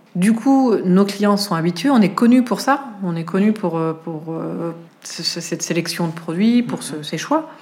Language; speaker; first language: French; native; French